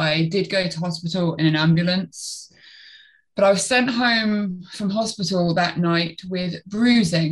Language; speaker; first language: English; native; English